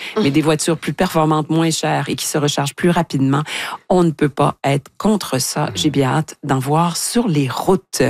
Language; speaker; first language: French; native; French